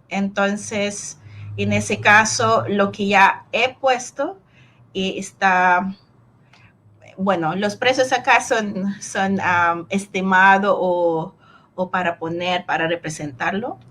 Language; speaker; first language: Spanish; non-native, fluent; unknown